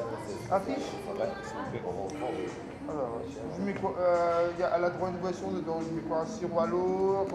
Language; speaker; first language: French; native; French